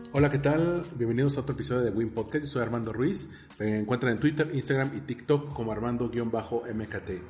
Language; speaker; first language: Spanish; native; Spanish